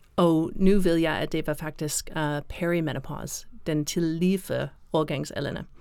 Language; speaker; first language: Danish; non-native, fluent; English